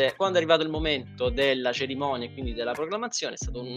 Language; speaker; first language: Italian; native; Italian